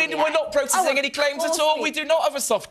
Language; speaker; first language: English; native; English